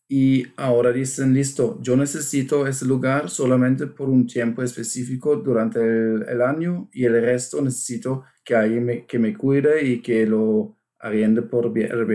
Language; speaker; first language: Spanish; non-native, fluent; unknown